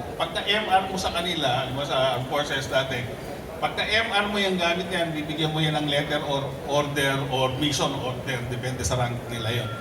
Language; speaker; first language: Filipino; non-native, local second language; Iloko